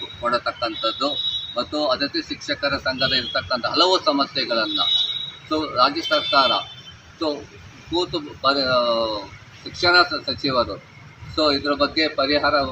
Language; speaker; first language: Kannada; native; Kannada